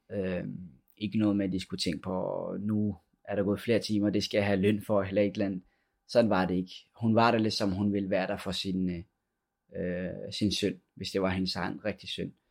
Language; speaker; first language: Danish; early bilingual, other home language; Persian